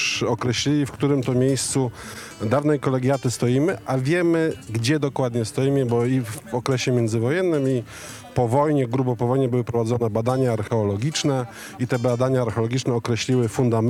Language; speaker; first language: Polish; native; Polish